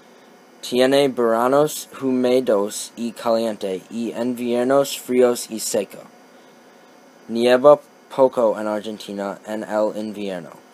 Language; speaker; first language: Spanish; non-native, learner; English